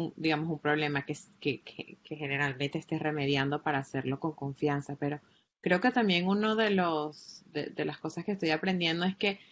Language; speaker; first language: Spanish; native; Spanish